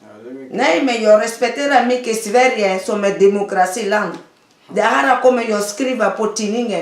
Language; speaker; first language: Swedish; non-native, fluent; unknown